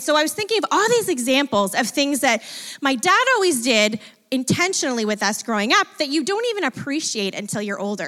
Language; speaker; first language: English; native; English